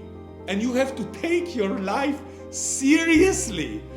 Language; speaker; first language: English; non-native, fluent; Polish